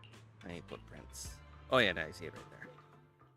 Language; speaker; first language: English; native; English